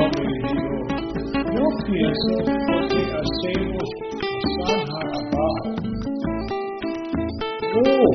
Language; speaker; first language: Spanish; non-native, learner; English